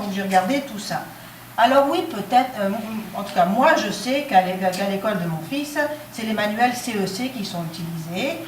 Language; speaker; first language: French; non-native, local second language; Arabic